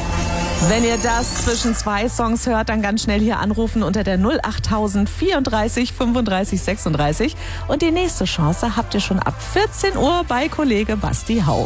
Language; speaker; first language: German; native; German